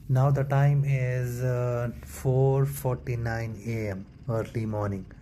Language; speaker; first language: English; non-native, local second language; Kannada